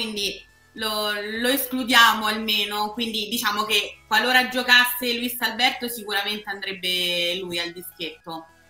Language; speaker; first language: Italian; native; Italian